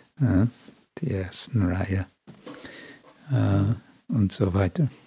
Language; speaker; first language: German; non-native, fluent; English